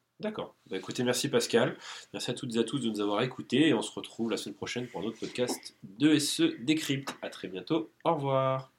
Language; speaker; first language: French; native; French